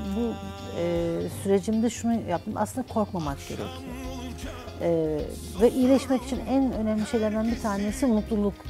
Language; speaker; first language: Turkish; non-native, fluent; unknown